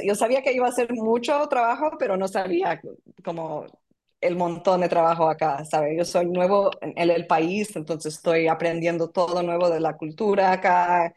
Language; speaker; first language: Spanish; non-native, fluent; English